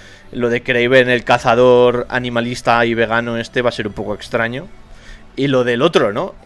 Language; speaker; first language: Spanish; native; Spanish